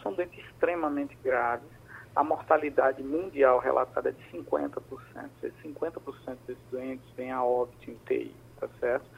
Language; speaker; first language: Portuguese; native; Portuguese